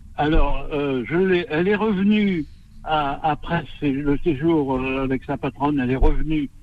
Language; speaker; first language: French; native; French